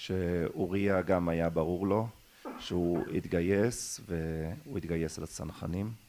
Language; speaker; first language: Hebrew; non-native, local second language; German